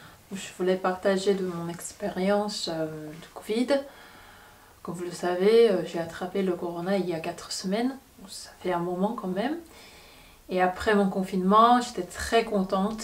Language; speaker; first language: French; non-native, fluent; Korean